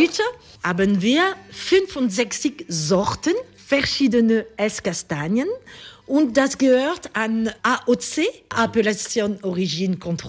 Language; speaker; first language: German; non-native, fluent; French